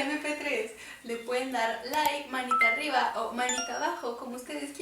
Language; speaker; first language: Spanish; native; Spanish